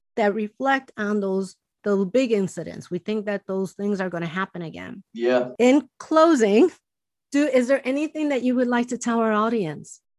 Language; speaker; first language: English; early bilingual, other home language; Spanish